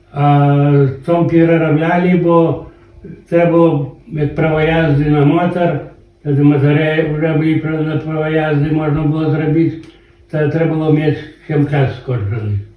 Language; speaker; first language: Polish; non-native, local second language; Belarusian